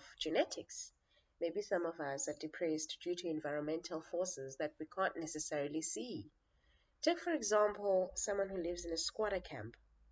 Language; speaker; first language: English; non-native, local second language; Xhosa